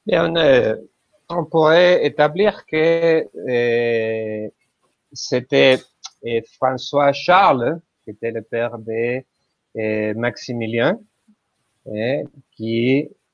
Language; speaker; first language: French; non-native, fluent; Spanish